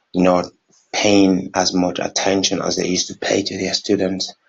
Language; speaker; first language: English; non-native, local second language; Yoruba